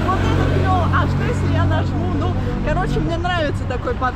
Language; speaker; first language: Russian; native; Russian